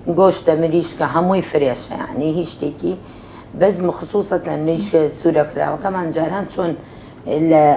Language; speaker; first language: Central Kurdish; native; Central Kurdish